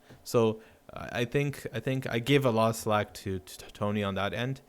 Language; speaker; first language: English; native; English